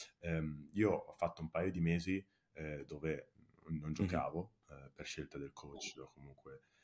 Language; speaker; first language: Italian; early bilingual, heritage; Italian